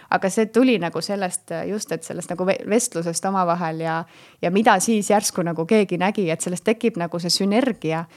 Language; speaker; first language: Estonian; native; Estonian